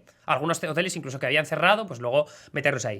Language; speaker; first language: Spanish; native; Spanish